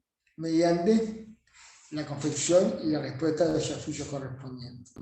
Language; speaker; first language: Spanish; native; Spanish